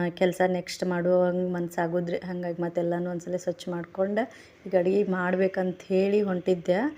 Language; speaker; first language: Kannada; native; Kannada